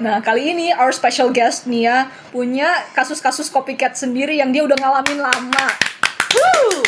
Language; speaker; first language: Indonesian; early bilingual, heritage; Indonesian